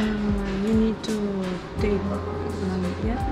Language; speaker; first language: English; non-native, learner; Russian